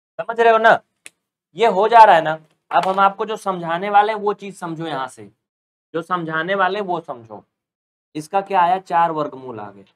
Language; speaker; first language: Hindi; native; Hindi